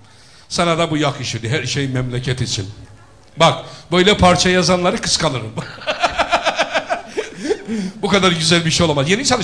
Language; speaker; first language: Turkish; native; Turkish